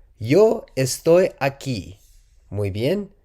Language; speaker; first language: Spanish; non-native, learner; English